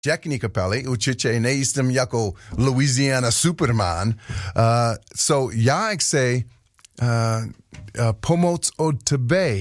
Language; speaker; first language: Czech; non-native, learner; English